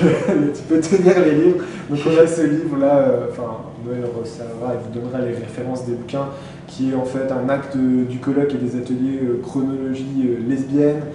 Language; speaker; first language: French; native; French